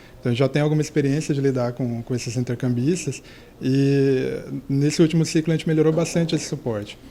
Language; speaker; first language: Portuguese; native; Portuguese